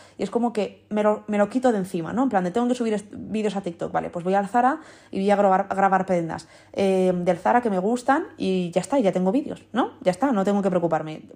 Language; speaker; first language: Spanish; early bilingual, other home language; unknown